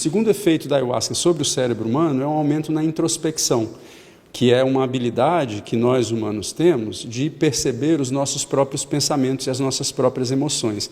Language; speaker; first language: Portuguese; native; Portuguese